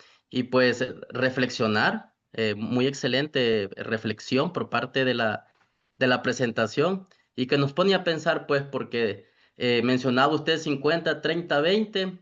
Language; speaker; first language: Spanish; native; Spanish